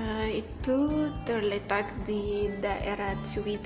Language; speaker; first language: Indonesian; non-native, learner; Arabic